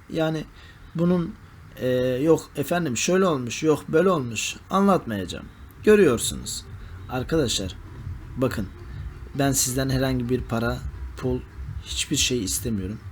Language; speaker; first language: Turkish; native; Turkish